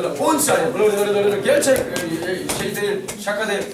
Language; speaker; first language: Turkish; non-native, learner; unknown